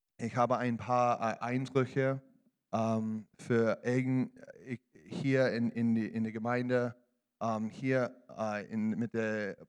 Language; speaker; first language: German; non-native, learner; English